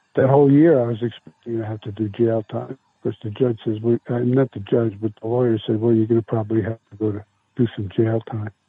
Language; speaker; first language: English; early bilingual, other home language; Italian